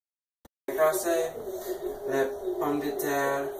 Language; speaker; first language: French; non-native, learner; English